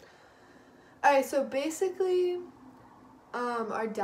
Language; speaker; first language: English; native; English